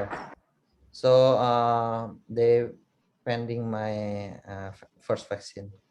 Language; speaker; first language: English; non-native, learner; Indonesian